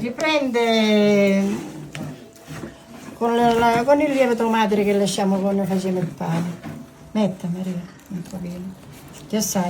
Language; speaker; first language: Italian; native; Italian